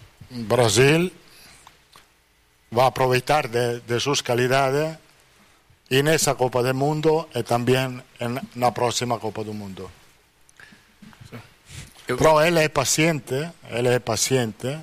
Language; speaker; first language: Portuguese; non-native, fluent; Italian